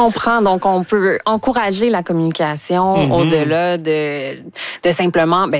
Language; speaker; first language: French; native; French